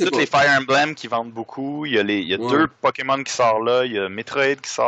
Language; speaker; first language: French; native; French